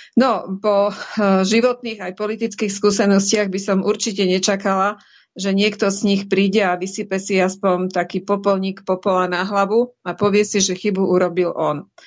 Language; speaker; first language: Slovak; native; Slovak